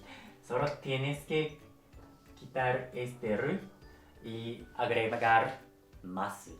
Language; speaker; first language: Spanish; non-native, fluent; Japanese